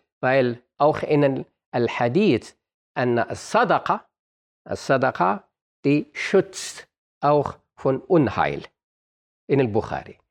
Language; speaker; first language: German; non-native, fluent; Arabic